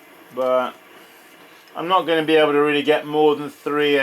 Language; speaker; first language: English; native; English